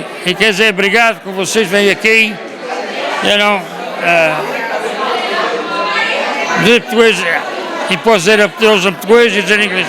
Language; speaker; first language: Portuguese; early bilingual, heritage; Portuguese